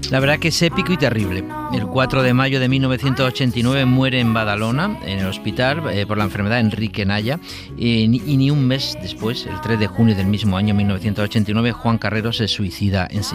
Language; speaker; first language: Spanish; native; Spanish